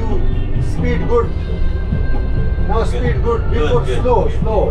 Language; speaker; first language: English; non-native, learner; Urdu